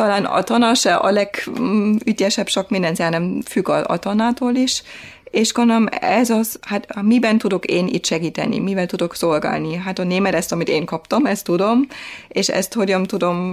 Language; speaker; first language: Hungarian; non-native, fluent; German